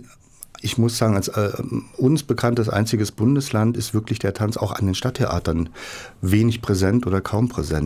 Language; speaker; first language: German; native; German